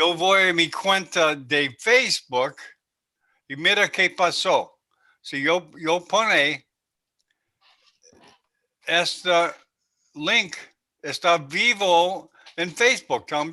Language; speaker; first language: Spanish; non-native, learner; English